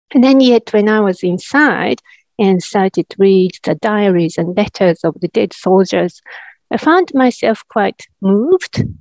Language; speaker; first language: English; non-native, fluent; Japanese